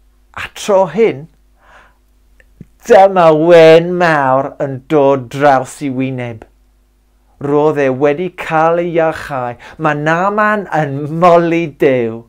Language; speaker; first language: Welsh; non-native, local second language; English